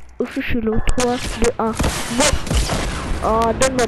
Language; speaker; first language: French; native; French